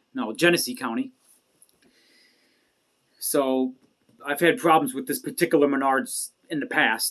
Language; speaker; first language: English; native; English